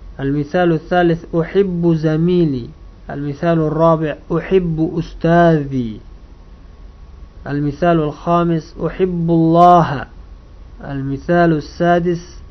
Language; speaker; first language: Arabic; non-native, fluent; Uzbek